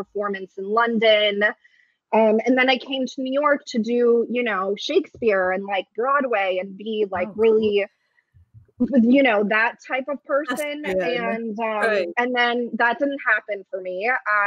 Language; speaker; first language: English; early bilingual, other home language; Russian